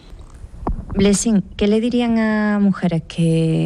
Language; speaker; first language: Spanish; native; Spanish